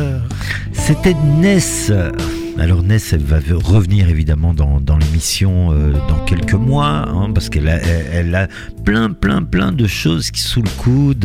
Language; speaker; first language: French; native; French